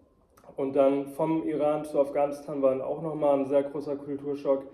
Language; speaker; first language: German; early bilingual, heritage; German